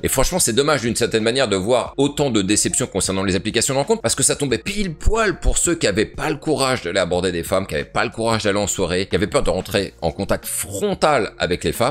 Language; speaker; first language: French; native; French